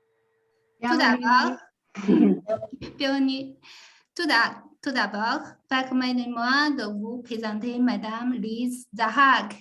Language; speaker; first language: French; non-native, fluent; Chinese